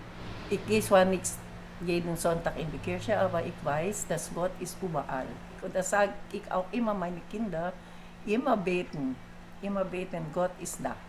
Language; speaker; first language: German; non-native, fluent; Filipino